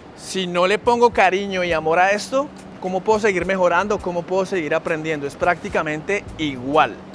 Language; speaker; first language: Spanish; native; Spanish